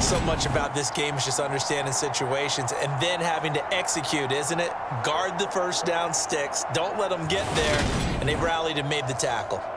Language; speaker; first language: English; native; English